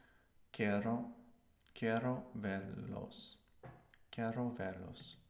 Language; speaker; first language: Spanish; non-native, learner; English